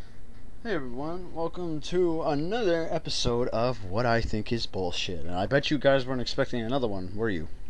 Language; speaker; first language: English; native; English